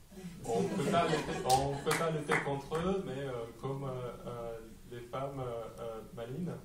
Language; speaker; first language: French; non-native, fluent; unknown